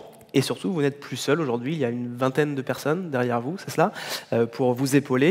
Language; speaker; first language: French; native; French